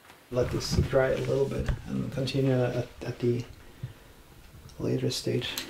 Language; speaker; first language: English; non-native, fluent; Swedish